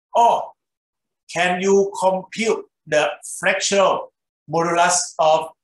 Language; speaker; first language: English; non-native, fluent; Thai